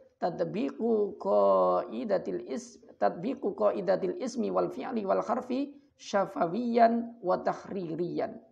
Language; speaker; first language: Arabic; non-native, fluent; Indonesian